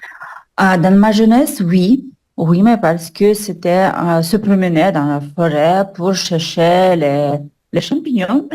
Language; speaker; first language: French; non-native, learner; Russian